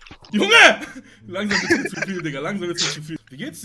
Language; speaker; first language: German; early bilingual, other home language; Turkish